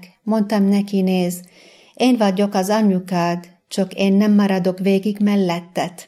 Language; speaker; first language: Hungarian; non-native, fluent; Arabic